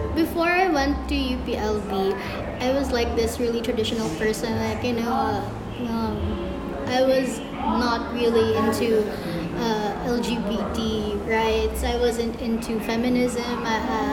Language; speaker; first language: English; non-native, local second language; Filipino